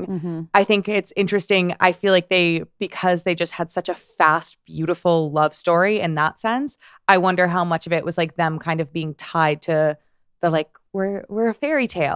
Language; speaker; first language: English; native; English